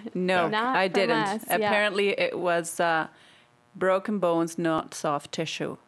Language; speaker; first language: English; non-native, fluent; Spanish